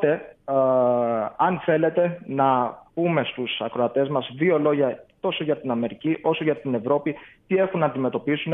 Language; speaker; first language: Greek; native; Greek